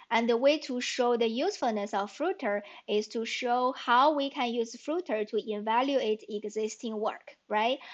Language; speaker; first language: English; non-native, fluent; Chinese